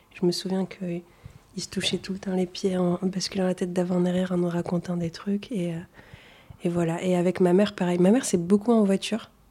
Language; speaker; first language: French; early bilingual, other home language; Arabic